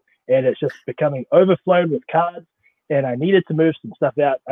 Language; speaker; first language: English; native; English